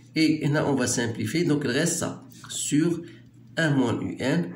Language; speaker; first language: French; non-native, local second language; Arabic